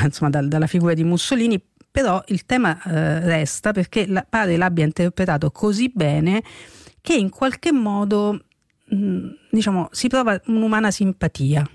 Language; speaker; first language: Italian; native; Italian